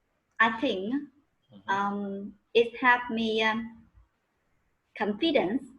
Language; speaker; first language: English; non-native, learner; Vietnamese